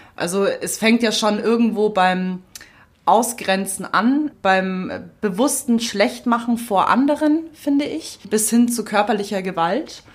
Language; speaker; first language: German; native; German